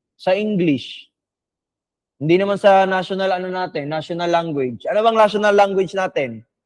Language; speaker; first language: Filipino; non-native, local second language; Bikol